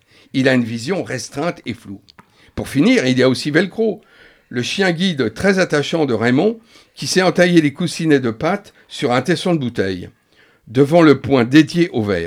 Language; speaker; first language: French; native; French